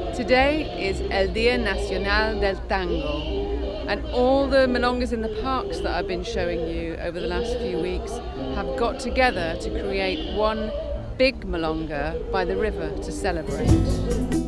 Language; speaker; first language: English; native; English